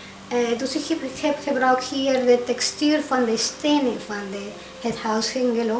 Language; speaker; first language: Dutch; non-native, fluent; Spanish